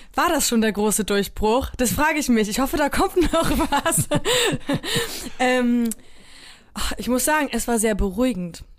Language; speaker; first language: German; early bilingual, other home language; Polish